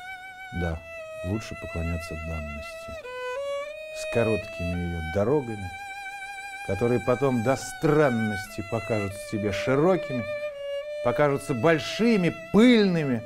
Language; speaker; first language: Russian; native; Russian